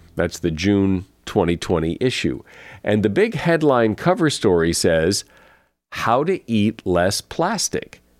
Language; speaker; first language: English; native; English